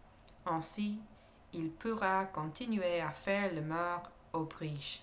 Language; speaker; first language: French; non-native, learner; English